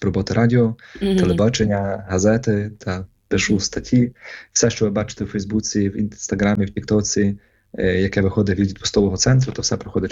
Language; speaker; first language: Ukrainian; native; Ukrainian